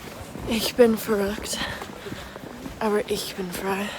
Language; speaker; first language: German; non-native, learner; English